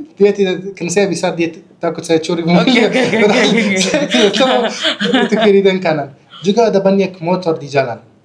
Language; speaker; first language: Indonesian; non-native, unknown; Arabic